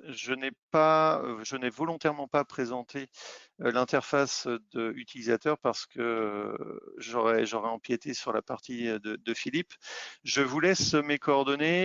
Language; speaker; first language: French; native; French